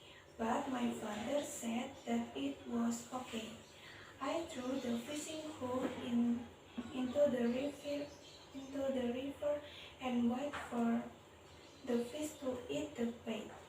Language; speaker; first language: English; non-native, learner; Indonesian